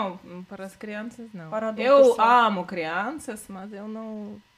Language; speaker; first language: Portuguese; non-native, learner; Russian